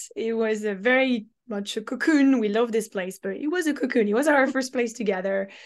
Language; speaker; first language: English; non-native, fluent; French